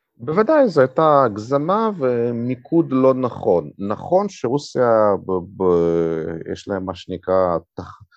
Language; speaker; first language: Hebrew; non-native, fluent; Russian